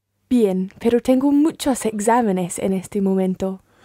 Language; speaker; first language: Spanish; non-native, learner; English